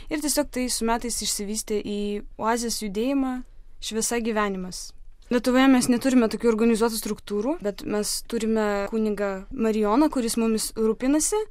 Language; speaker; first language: Lithuanian; non-native, local second language; Polish